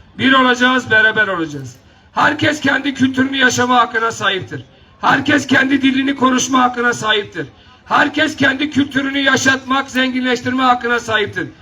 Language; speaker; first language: Turkish; non-native, local second language; Kurdish